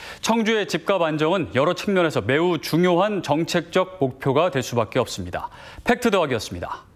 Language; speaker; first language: Korean; native; Korean